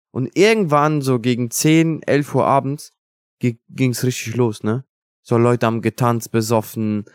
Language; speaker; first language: German; non-native, fluent; Italian